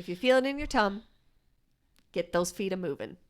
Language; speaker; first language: English; native; English